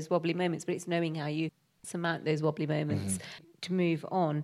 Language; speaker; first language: English; native; English